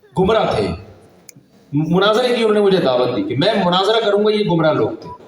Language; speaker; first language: Urdu; native; Urdu